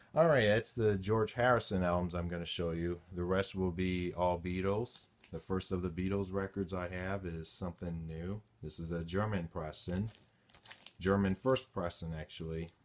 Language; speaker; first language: English; native; English